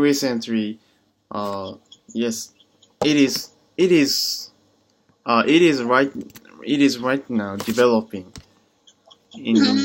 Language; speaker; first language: English; non-native, learner; Japanese